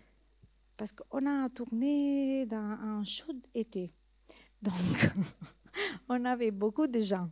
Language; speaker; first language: French; non-native, learner; Italian